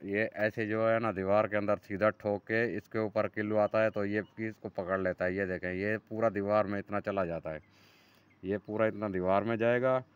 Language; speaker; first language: Urdu; non-native, local second language; Saraiki